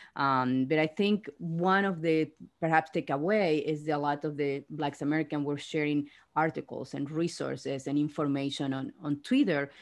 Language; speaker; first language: English; non-native, fluent; Spanish